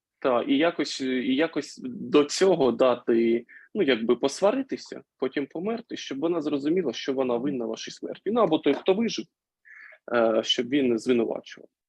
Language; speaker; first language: Ukrainian; non-native, local second language; Russian